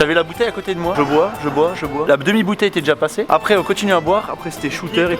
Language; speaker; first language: French; native; French